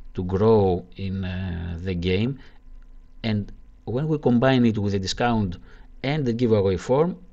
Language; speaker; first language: English; non-native, learner; Greek